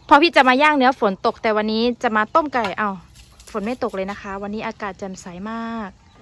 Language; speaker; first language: Thai; non-native, local second language; Karen languages